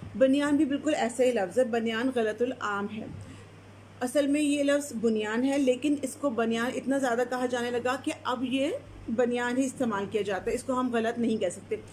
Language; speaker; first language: Urdu; native; Urdu